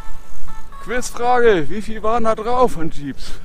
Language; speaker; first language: German; native; German